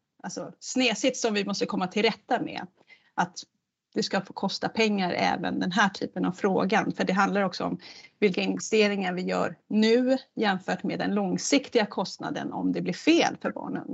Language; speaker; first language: Swedish; native; Swedish